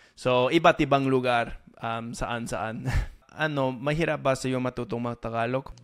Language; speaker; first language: Filipino; non-native, fluent; English